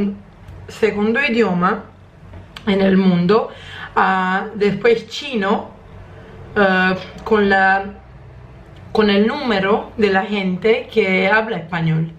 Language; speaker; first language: Spanish; non-native, fluent; Croatian